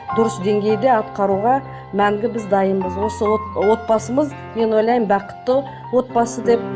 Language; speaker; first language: Kazakh; native; Kazakh